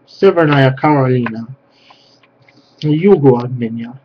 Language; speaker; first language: Russian; non-native, learner; English